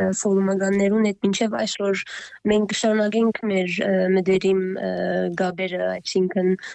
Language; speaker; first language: Armenian; early bilingual, heritage; Armenian